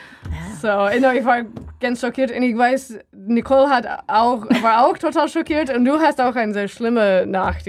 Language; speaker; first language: German; non-native, learner; English